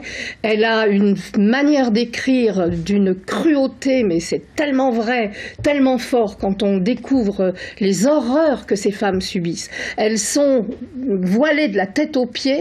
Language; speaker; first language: French; native; French